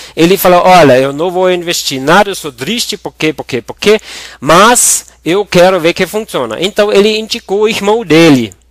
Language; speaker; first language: Portuguese; non-native, fluent; German